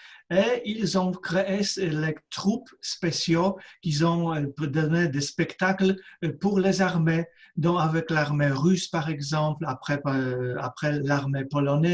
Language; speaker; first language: French; non-native, fluent; Polish